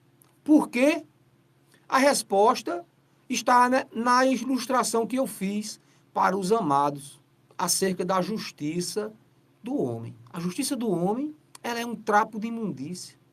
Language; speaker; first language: Portuguese; native; Portuguese